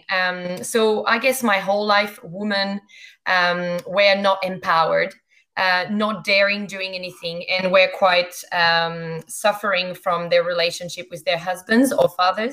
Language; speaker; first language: English; non-native, fluent; French